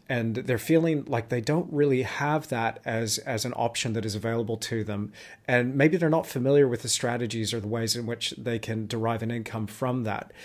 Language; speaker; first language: English; native; English